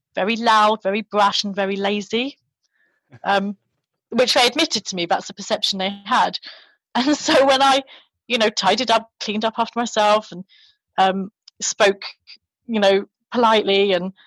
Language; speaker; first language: English; native; English